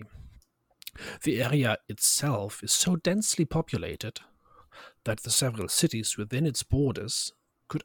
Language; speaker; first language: English; non-native, fluent; German